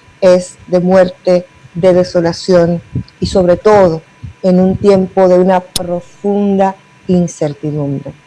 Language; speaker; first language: Spanish; native; Spanish